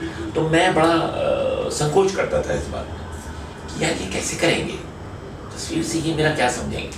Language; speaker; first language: Hindi; native; Hindi